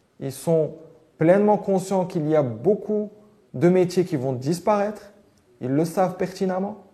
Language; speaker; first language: French; non-native, local second language; Arabic